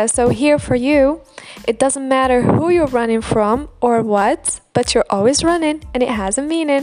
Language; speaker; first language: English; non-native, fluent; Arabic